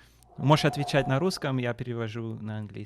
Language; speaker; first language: Russian; early bilingual, heritage; Russian